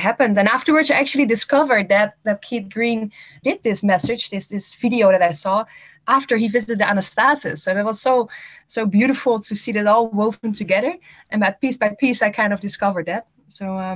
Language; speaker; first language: English; non-native, fluent; Dutch